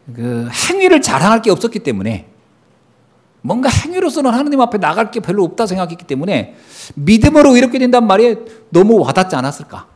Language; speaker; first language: Korean; native; Korean